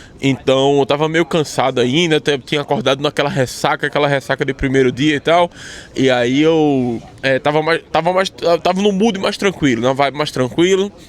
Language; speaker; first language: Portuguese; native; Portuguese